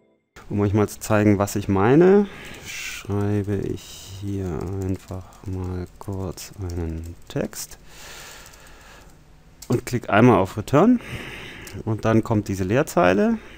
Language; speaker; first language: German; native; German